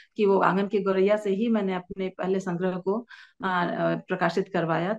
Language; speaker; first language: Hindi; native; Hindi